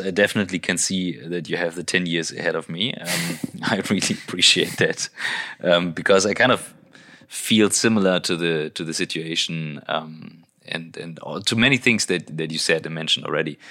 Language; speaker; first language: English; non-native, fluent; German